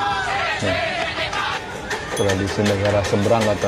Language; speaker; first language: Indonesian; native; Indonesian